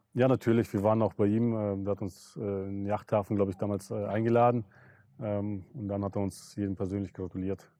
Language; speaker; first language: German; early bilingual, other home language; Russian